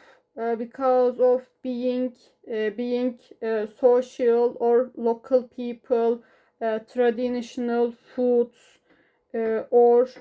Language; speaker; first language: English; non-native, learner; Turkish